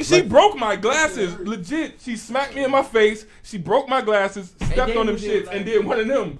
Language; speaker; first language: English; native; English